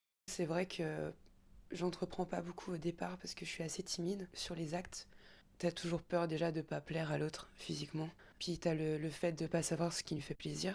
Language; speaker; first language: French; native; French